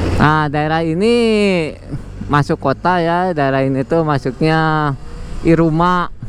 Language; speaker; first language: Indonesian; native; Indonesian